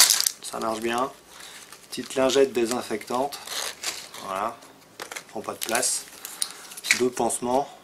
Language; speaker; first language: French; native; French